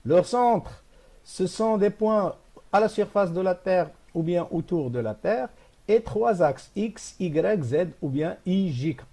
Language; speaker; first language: French; non-native, local second language; Arabic